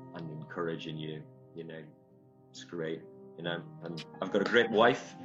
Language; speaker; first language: English; native; English